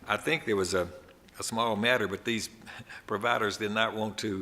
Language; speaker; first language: English; native; English